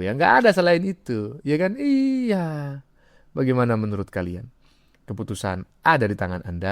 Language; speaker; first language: Indonesian; native; Indonesian